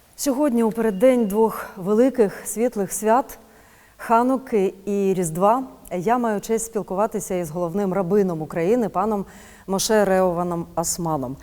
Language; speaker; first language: Ukrainian; native; Ukrainian